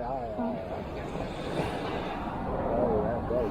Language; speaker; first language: English; non-native, learner; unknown